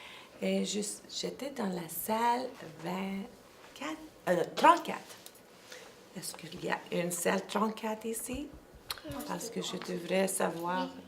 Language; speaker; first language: French; non-native, local second language; English